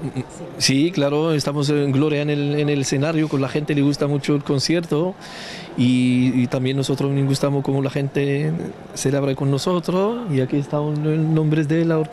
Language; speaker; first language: Spanish; non-native, learner; Arabic